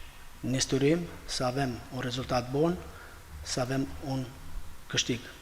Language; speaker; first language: Romanian; non-native, fluent; Albanian